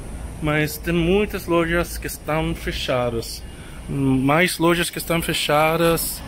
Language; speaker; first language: Portuguese; non-native, learner; English